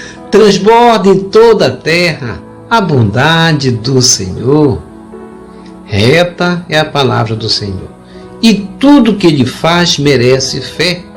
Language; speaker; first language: Portuguese; native; Portuguese